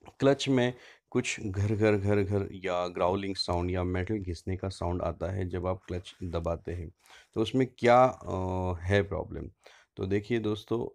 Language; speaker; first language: Hindi; non-native, local second language; Marathi